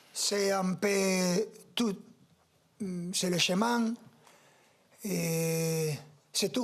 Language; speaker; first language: French; non-native, fluent; Spanish